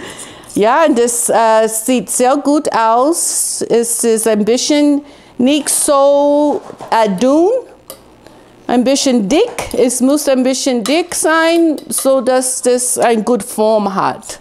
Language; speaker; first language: German; non-native, fluent; English